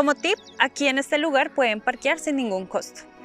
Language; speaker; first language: Spanish; native; Spanish